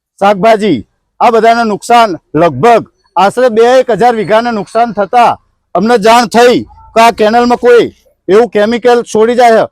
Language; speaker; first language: Gujarati; native; Gujarati